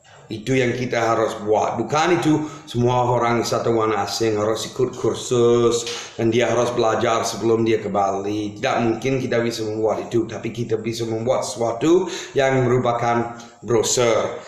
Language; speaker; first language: Indonesian; non-native, fluent; English